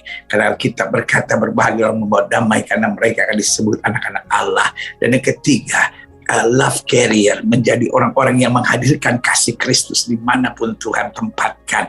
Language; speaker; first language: Indonesian; native; Indonesian